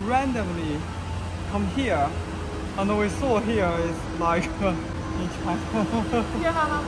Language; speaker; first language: English; non-native, learner; Chinese